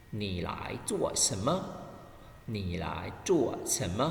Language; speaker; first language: Chinese; non-native, fluent; Thai